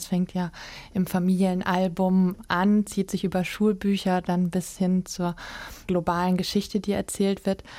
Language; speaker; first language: German; native; German